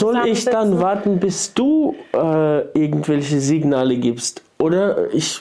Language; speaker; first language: German; non-native, fluent; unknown